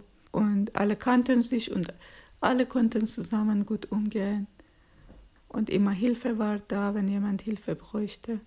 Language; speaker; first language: German; non-native, learner; Persian